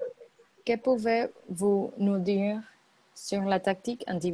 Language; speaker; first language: French; non-native, learner; Spanish